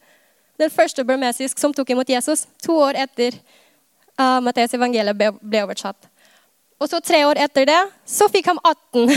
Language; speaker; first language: Norwegian; non-native, fluent; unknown